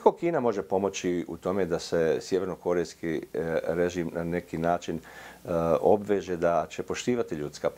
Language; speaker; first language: Serbian; native; Serbian